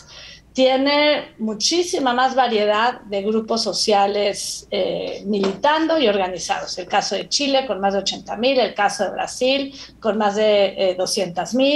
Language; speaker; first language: Spanish; native; Spanish